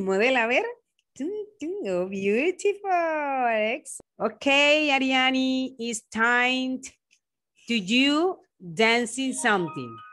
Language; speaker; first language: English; non-native, learner; Spanish